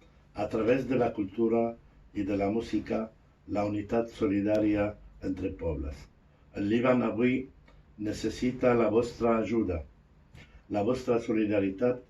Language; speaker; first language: Catalan; non-native, fluent; Arabic